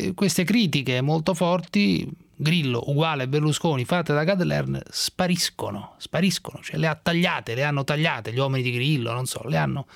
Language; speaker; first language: Italian; native; Italian